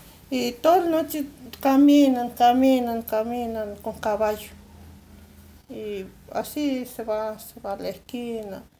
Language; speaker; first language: Spanish; non-native, local second language; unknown